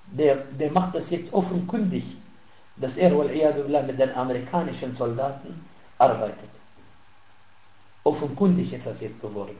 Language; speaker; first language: German; non-native, fluent; Arabic